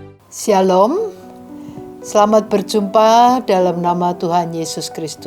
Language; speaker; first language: Indonesian; native; Indonesian